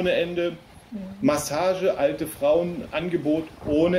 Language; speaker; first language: German; native; German